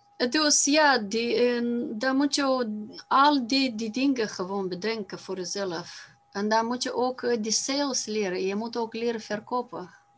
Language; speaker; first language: Dutch; non-native, fluent; Romanian